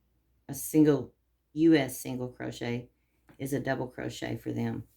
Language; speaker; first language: English; native; English